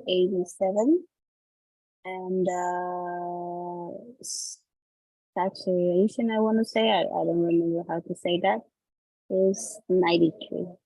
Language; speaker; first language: English; non-native, learner; Spanish